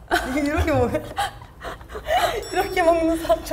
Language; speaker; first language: Korean; non-native, fluent; Turkish